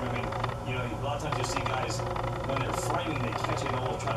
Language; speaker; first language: English; native; English